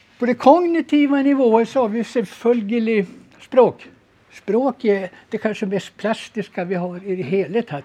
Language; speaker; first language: Swedish; native; Swedish